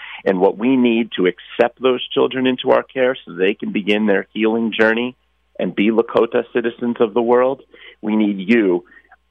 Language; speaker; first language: English; native; English